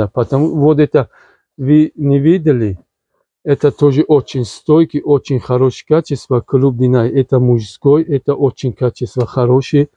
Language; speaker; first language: Russian; non-native, learner; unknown